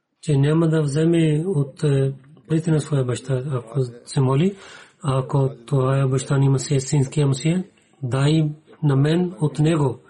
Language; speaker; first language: Bulgarian; non-native, learner; Urdu